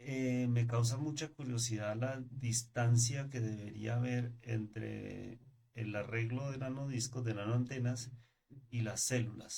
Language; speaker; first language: Spanish; native; Spanish